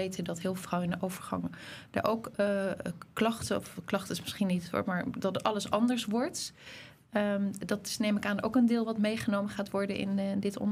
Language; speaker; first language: Dutch; native; Dutch